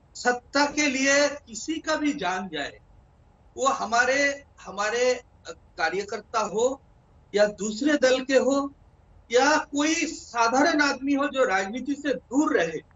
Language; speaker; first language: Hindi; non-native, local second language; Bangla